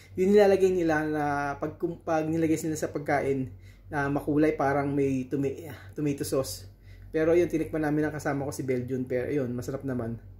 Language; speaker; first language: Filipino; native; Filipino